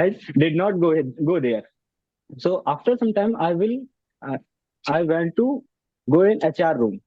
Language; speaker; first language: English; non-native, learner; Hindi